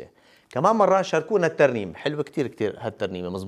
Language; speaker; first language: Arabic; native; Arabic